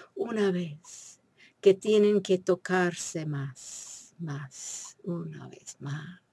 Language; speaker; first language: Spanish; non-native, fluent; English